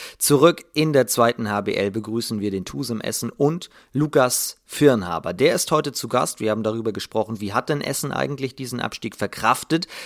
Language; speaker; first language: German; native; German